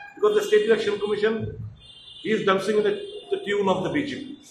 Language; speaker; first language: English; non-native, local second language; Bangla